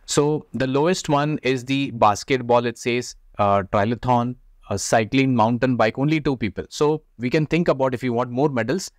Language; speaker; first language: English; non-native, local second language; Hindi